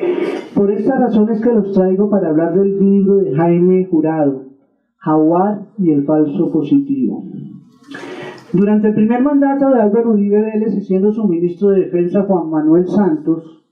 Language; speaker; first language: Spanish; native; Spanish